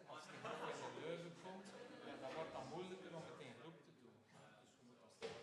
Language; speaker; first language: Dutch; native; Dutch